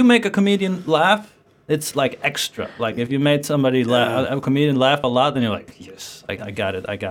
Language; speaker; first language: English; non-native, fluent; Faroese